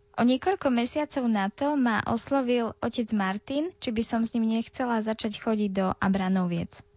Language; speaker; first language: Slovak; native; Slovak